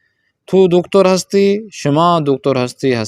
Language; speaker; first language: Persian; non-native, fluent; Urdu